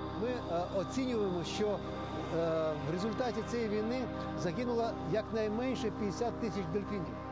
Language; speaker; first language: Ukrainian; native; Ukrainian